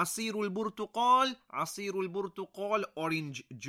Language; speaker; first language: Arabic; non-native, fluent; English